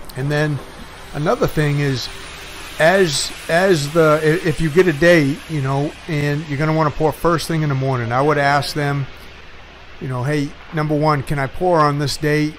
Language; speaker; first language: English; native; English